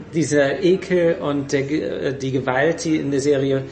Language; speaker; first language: German; non-native, fluent; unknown